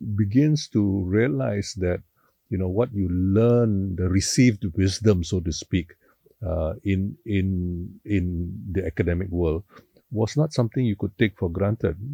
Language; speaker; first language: English; non-native, local second language; Tamil